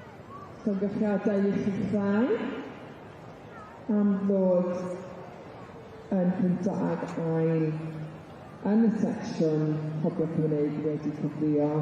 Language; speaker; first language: Welsh; non-native, learner; English